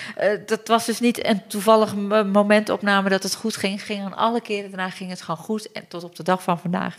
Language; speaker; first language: Dutch; early bilingual, other home language; Turkish